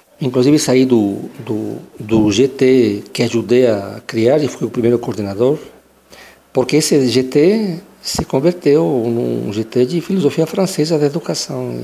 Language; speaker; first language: Portuguese; non-native, fluent; Spanish